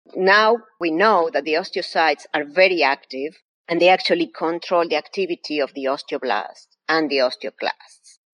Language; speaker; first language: English; non-native, fluent; Spanish